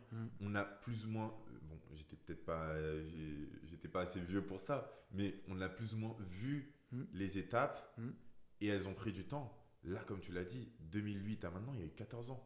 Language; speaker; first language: French; native; French